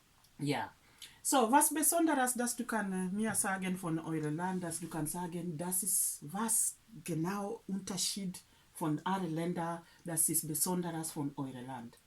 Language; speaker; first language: German; non-native, learner; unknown